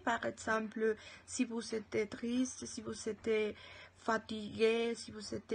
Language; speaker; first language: French; non-native, learner; Spanish